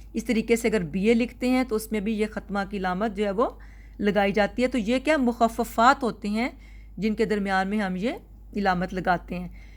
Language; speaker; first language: Urdu; non-native, local second language; Punjabi